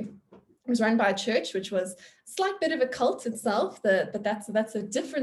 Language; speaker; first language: English; native; English